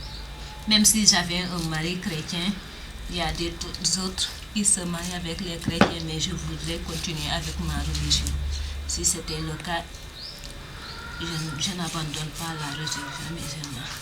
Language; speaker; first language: French; non-native, learner; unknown